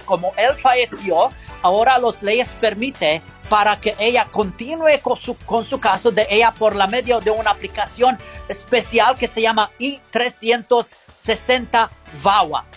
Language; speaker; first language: Spanish; non-native, learner; English